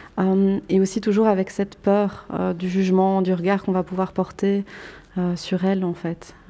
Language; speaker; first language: French; native; French